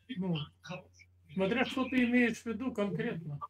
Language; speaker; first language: Russian; native; Russian